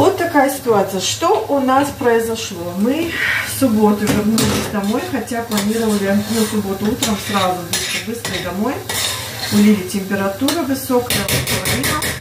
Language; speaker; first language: Russian; early bilingual, heritage; Russian